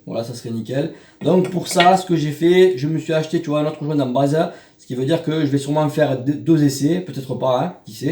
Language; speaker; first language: French; native; French